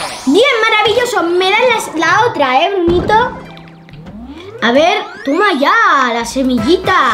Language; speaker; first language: Spanish; native; Spanish